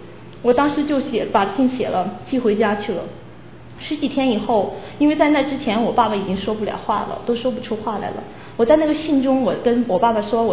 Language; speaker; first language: Chinese; native; Chinese